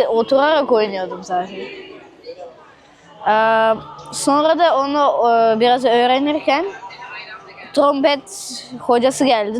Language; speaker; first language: Turkish; early bilingual, other home language; Russian